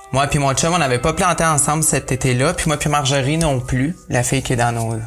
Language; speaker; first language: French; native; French